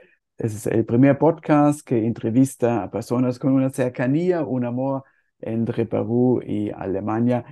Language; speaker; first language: Spanish; non-native, fluent; German